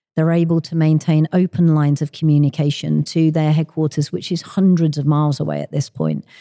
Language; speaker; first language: English; native; English